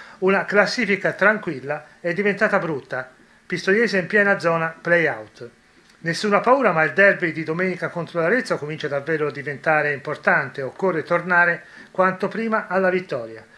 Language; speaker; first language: Italian; native; Italian